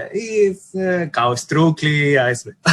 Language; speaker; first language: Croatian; non-native, learner; Spanish